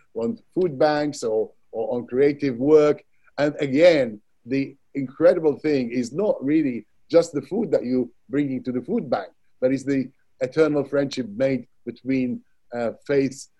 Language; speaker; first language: English; non-native, fluent; Arabic